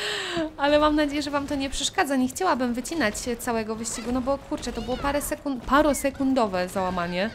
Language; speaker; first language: Polish; native; Polish